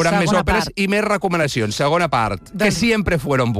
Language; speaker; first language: Catalan; native; Catalan